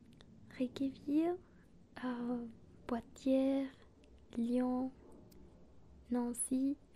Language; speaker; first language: French; non-native, learner; Spanish